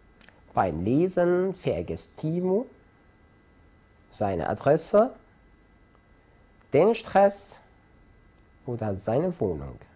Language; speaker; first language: German; non-native, fluent; Arabic